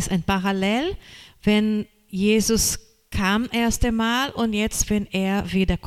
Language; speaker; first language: German; non-native, fluent; Portuguese